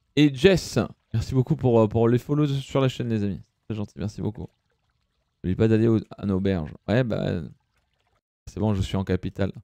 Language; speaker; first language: French; early bilingual, other home language; Italian